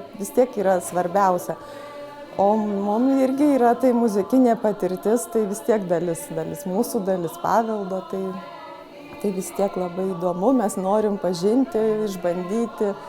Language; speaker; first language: Lithuanian; native; Lithuanian